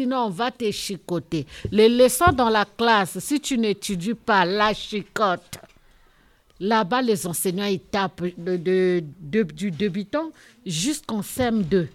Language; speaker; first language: French; non-native, local second language; Lingala